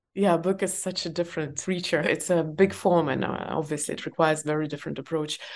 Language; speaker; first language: English; non-native, fluent; Estonian